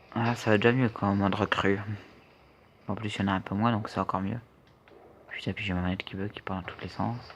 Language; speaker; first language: French; native; French